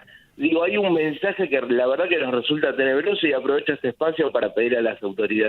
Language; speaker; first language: Spanish; native; Spanish